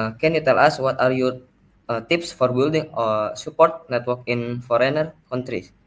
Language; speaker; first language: English; non-native, learner; Indonesian